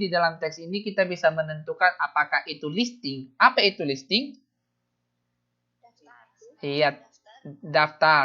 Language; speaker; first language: Indonesian; native; Indonesian